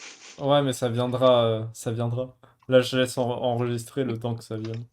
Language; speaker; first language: French; native; French